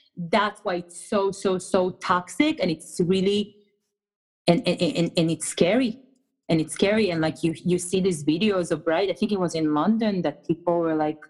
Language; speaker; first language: English; non-native, fluent; Hebrew